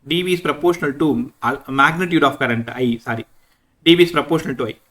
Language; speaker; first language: English; non-native, local second language; Tamil